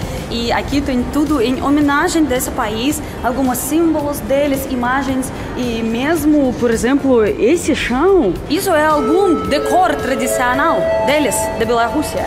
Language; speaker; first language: Portuguese; non-native, learner; Russian